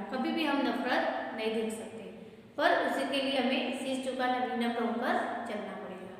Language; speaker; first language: Hindi; non-native, local second language; Gujarati